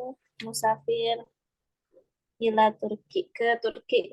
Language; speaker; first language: Arabic; non-native, learner; Indonesian